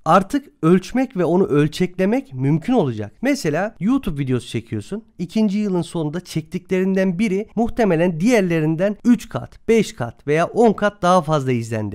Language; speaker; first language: Turkish; native; Turkish